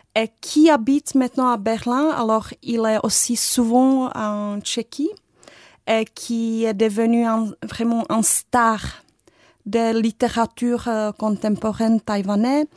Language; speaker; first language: French; non-native, fluent; Czech